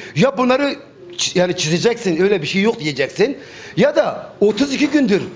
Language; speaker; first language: Turkish; native; Turkish